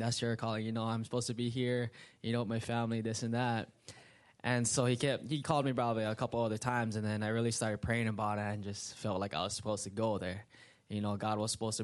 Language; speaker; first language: English; native; English